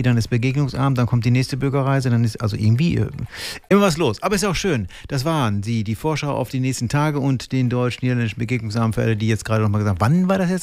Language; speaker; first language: German; native; German